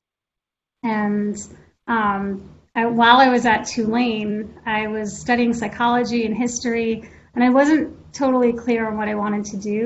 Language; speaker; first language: English; native; English